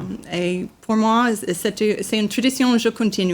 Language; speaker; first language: French; non-native, learner; English